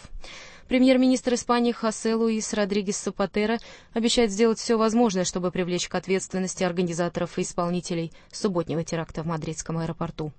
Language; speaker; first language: Russian; native; Russian